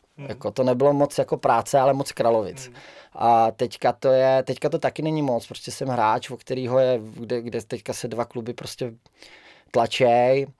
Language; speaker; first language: Czech; native; Czech